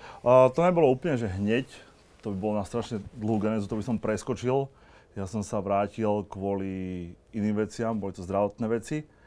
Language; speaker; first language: Slovak; native; Slovak